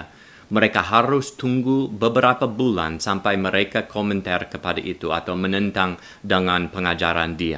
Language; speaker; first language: Indonesian; non-native, learner; English